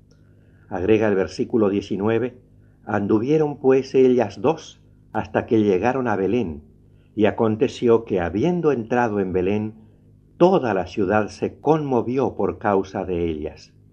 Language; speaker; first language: Spanish; native; Spanish